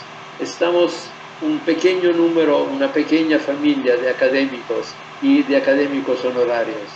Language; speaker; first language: Spanish; non-native, fluent; Italian